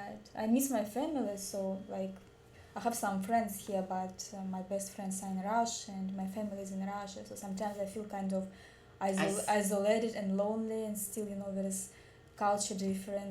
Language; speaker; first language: English; non-native, learner; Russian